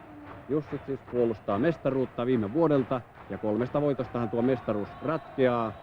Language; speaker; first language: Finnish; native; Finnish